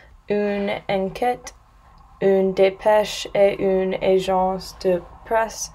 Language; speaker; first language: French; non-native, learner; English